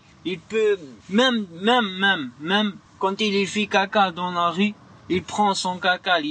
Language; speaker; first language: French; non-native, learner; Arabic